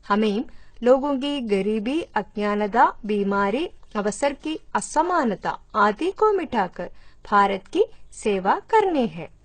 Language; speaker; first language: Hindi; non-native, local second language; Malayalam